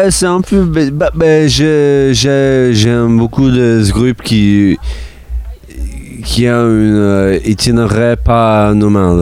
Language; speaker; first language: French; non-native, learner; English